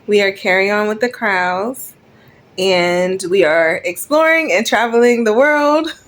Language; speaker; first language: English; native; English